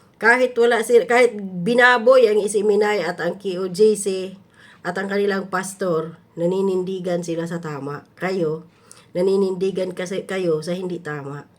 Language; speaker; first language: Filipino; non-native, local second language; Cebuano